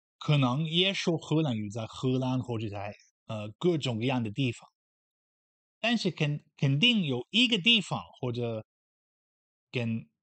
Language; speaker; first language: Chinese; non-native, fluent; Dutch